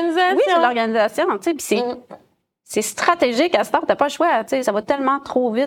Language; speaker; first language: French; native; French